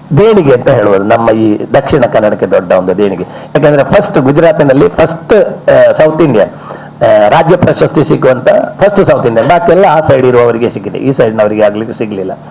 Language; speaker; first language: Kannada; non-native, local second language; Malayalam